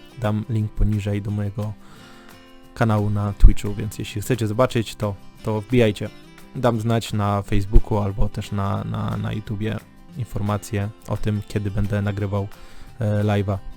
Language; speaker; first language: Polish; native; Polish